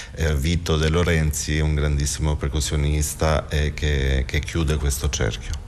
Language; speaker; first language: Italian; non-native, fluent; Albanian